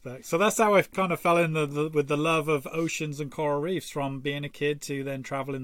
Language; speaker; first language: English; native; English